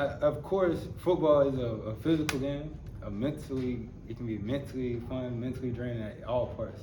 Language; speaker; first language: English; native; English